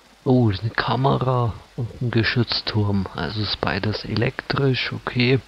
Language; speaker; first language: German; native; German